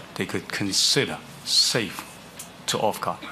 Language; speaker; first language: English; non-native, local second language; Cantonese